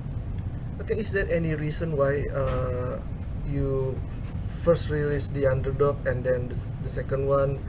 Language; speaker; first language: English; non-native, learner; Indonesian